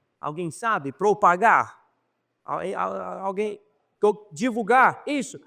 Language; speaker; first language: Portuguese; non-native, fluent; English